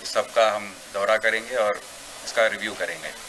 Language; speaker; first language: Hindi; non-native, local second language; Telugu